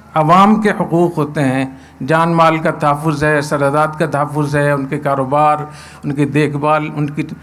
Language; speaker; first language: Urdu; native; Urdu